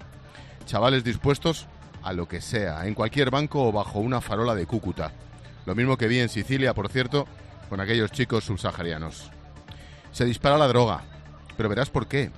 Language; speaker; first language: Spanish; native; Spanish